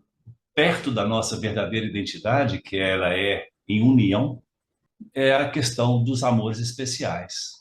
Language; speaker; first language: Portuguese; native; Portuguese